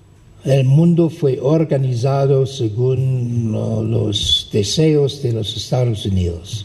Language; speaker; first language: Spanish; non-native, fluent; English